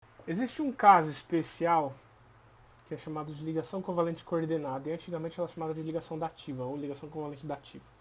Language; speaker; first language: Portuguese; native; Portuguese